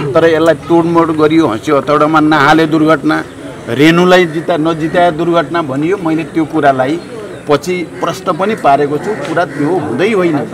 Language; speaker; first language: Nepali; native; Nepali